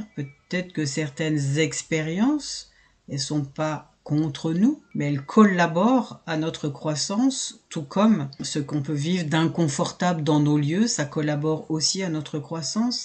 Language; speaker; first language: French; native; French